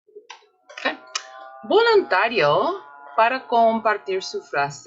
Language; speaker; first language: Spanish; non-native, fluent; English